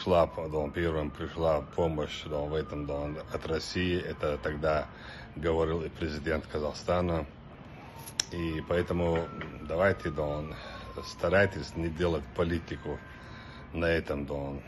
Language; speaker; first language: Russian; non-native, local second language; Chechen